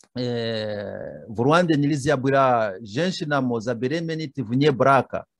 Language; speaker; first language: Russian; non-native, fluent; Kinyarwanda